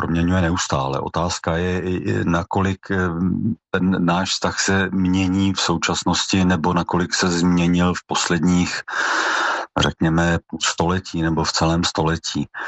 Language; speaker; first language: Czech; native; Czech